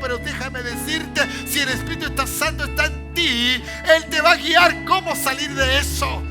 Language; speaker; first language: Spanish; native; Spanish